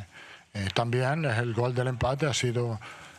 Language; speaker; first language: Portuguese; non-native, learner; Italian